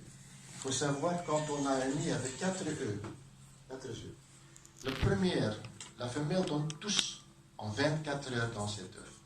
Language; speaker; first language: French; non-native, local second language; Dutch